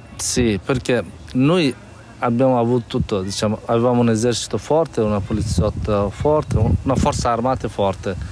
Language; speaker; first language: Italian; non-native, fluent; Persian